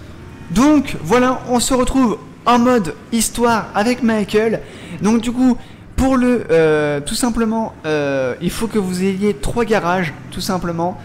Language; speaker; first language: French; native; French